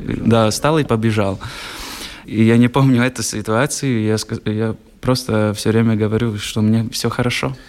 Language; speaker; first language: Russian; non-native, local second language; Latvian